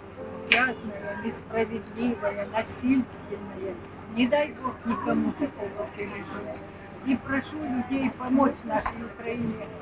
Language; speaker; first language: Russian; native; Russian